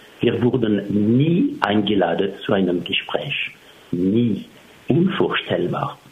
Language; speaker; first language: German; non-native, fluent; French